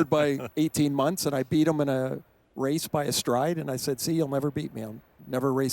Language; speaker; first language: English; native; English